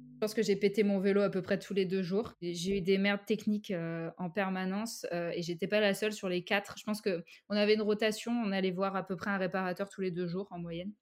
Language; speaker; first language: French; native; French